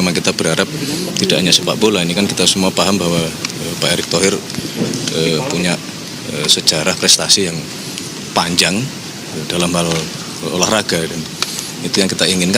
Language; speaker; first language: Indonesian; native; Indonesian